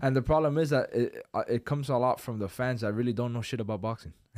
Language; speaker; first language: English; early bilingual, other home language; Spanish